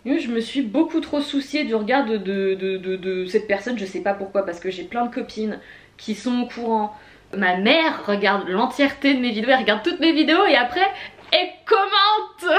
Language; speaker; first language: French; native; French